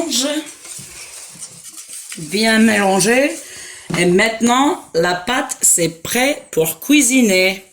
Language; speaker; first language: French; non-native, fluent; English